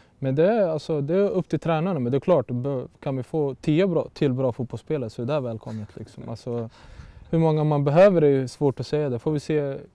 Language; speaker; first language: Swedish; native; Swedish